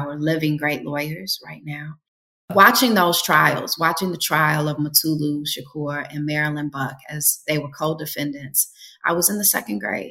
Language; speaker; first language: English; native; English